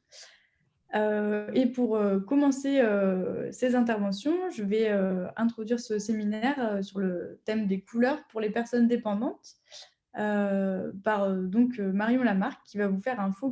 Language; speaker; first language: French; native; French